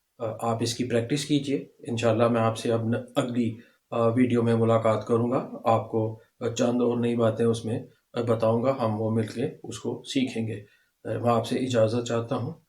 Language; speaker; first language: Urdu; native; Urdu